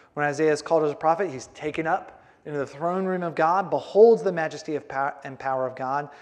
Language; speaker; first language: English; native; English